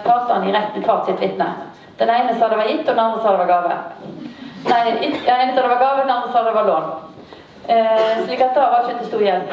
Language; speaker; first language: Norwegian; native; Norwegian